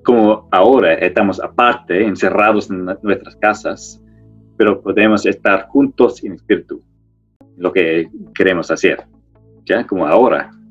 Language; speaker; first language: Spanish; non-native, fluent; English